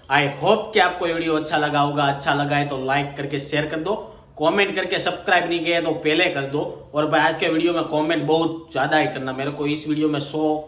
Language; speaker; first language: Hindi; non-native, local second language; Gujarati